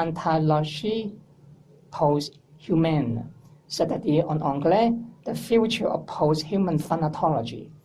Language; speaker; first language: French; non-native, learner; English